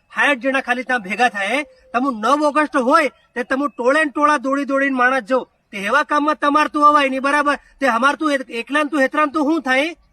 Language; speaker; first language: Gujarati; non-native, local second language; Bhili